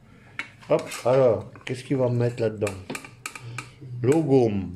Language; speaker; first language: French; native; French